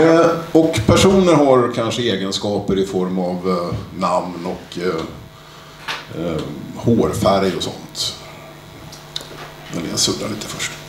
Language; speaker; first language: Swedish; native; Swedish